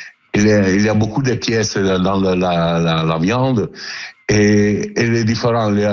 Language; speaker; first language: French; non-native, learner; Italian